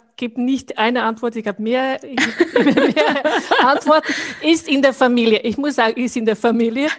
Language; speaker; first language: German; non-native, fluent; Bosnian